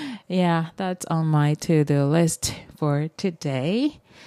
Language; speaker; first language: English; non-native, fluent; Japanese